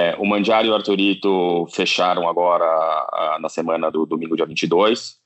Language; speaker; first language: Portuguese; native; Portuguese